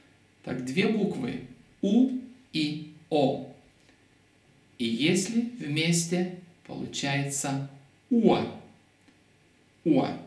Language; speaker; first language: Russian; non-native, fluent; Lithuanian